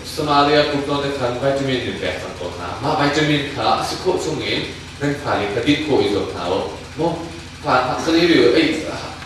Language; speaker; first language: Burmese; non-native, local second language; Hakha Chin